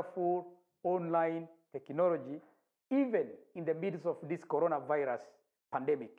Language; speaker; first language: English; non-native, local second language; Kinyarwanda